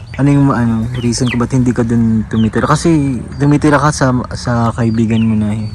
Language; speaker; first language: Filipino; native; Filipino